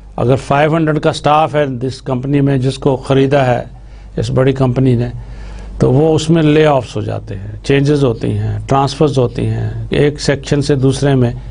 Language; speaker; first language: Urdu; native; Urdu